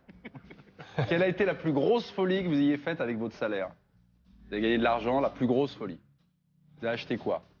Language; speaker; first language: French; native; French